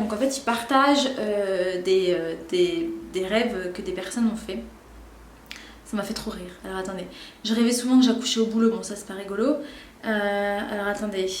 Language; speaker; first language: French; native; French